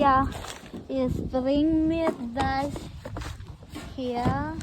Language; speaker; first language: German; non-native, learner; Filipino